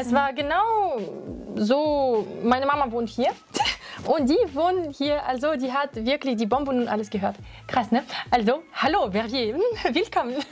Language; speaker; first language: German; non-native, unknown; Russian